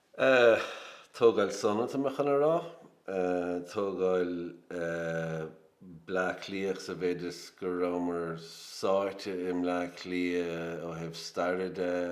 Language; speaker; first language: Irish; native; Irish